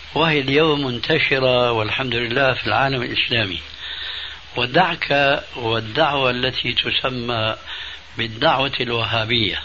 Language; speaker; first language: Arabic; early bilingual, other home language; Albanian